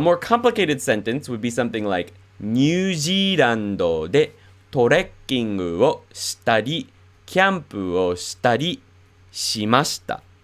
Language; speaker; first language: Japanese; non-native, fluent; English